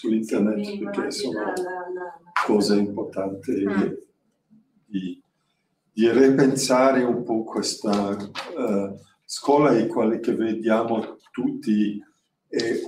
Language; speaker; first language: Italian; non-native, learner; French